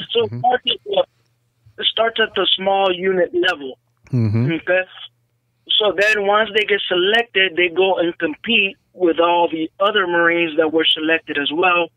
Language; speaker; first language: English; native; English